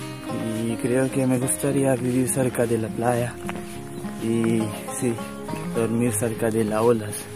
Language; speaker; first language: Spanish; non-native, learner; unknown